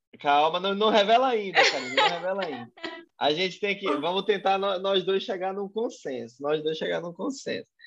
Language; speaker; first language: Portuguese; native; Portuguese